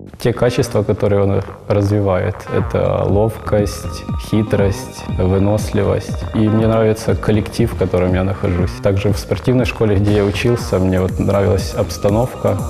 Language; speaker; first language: Russian; non-native, local second language; Ukrainian